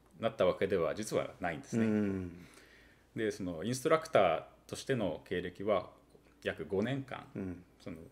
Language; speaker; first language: Japanese; native; Japanese